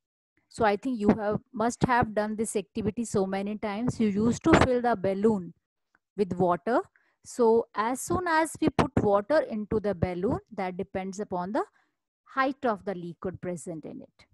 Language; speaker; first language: English; non-native, local second language; Hindi